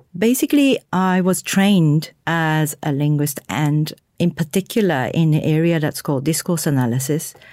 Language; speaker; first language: English; non-native, fluent; Japanese